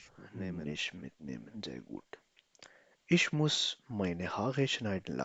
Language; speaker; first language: German; non-native, fluent; Urdu